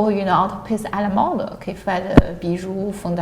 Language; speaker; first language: French; non-native, learner; Chinese